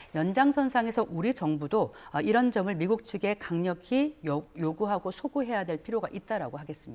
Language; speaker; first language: Korean; native; Korean